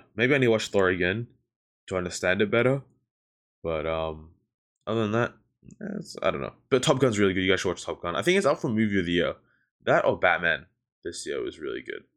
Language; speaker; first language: English; native; English